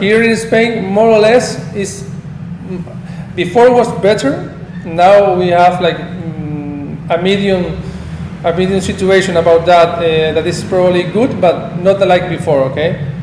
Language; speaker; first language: English; non-native, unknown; Spanish